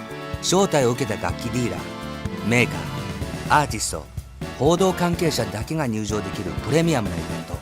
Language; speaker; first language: Japanese; native; Japanese